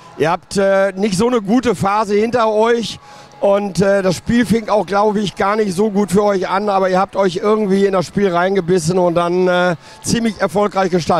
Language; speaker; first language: German; native; German